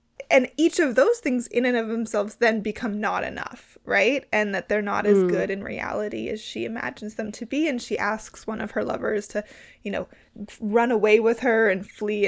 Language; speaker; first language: English; native; English